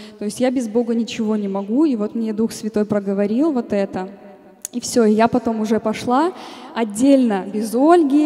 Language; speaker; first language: Russian; native; Russian